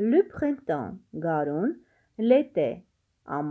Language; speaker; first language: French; non-native, fluent; Armenian